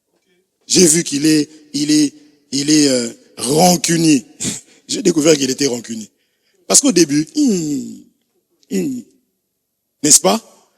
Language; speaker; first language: French; non-native, local second language; Lingala